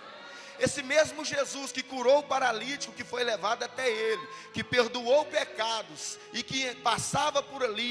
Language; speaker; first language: Portuguese; native; Portuguese